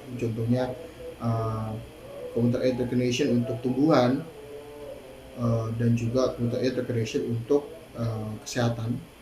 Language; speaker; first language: Indonesian; native; Indonesian